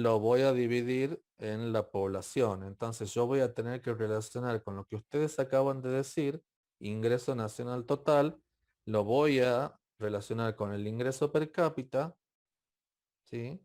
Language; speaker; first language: Spanish; native; Spanish